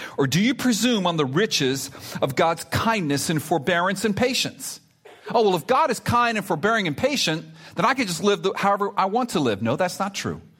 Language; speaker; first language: English; early bilingual, other home language; Spanish